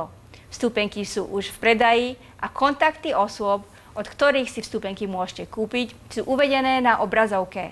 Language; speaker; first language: Slovak; native; Slovak